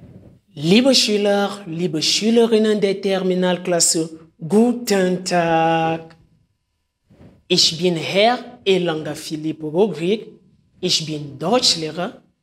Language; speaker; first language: German; non-native, fluent; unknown